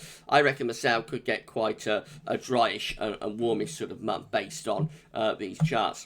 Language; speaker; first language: English; native; English